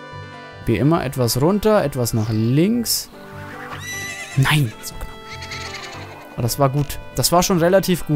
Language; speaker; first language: German; native; German